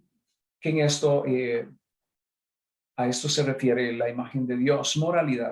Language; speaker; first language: Spanish; native; Spanish